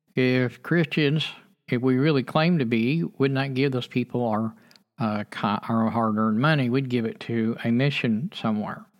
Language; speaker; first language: English; native; English